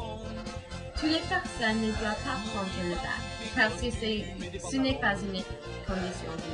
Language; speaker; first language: French; non-native, learner; English